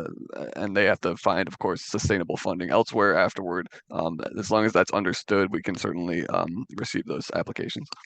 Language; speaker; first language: English; native; English